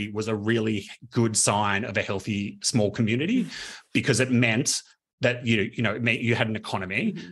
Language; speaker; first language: English; native; English